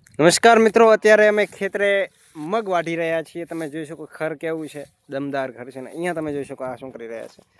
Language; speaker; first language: Gujarati; non-native, local second language; Kachhi